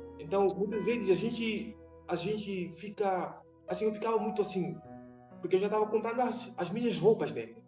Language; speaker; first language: Portuguese; non-native, fluent; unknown